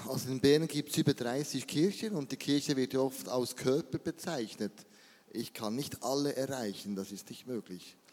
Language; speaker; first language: German; native; German